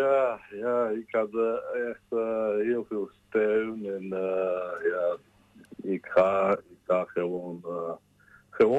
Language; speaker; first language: Dutch; non-native, learner; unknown